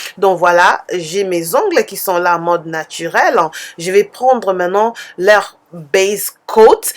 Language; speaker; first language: French; non-native, local second language; Lingala